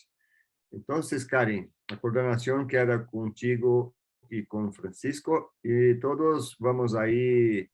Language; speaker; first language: Spanish; non-native, fluent; Portuguese